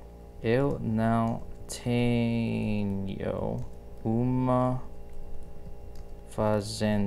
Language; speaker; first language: Portuguese; non-native, learner; English